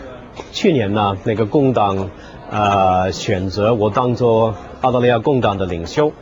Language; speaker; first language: Chinese; non-native, fluent; English